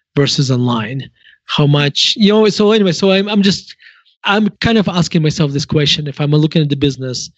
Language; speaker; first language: English; non-native, fluent; Russian